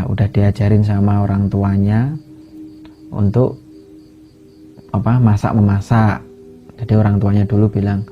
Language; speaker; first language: Indonesian; native; Indonesian